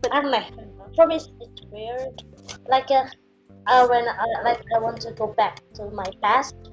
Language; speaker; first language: English; non-native, learner; Indonesian